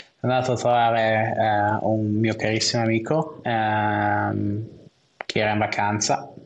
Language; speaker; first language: Italian; non-native, local second language; German